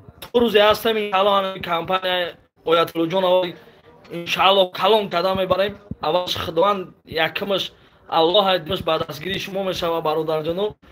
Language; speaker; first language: Tajik; native; Tajik